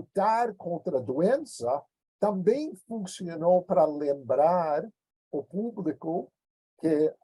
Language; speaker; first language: Portuguese; non-native, fluent; English